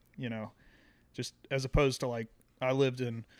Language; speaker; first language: English; native; English